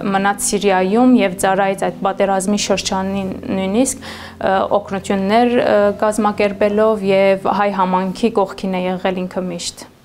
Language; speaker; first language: Armenian; early bilingual, heritage; Armenian